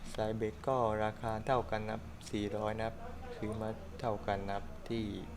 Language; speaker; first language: Thai; native; Thai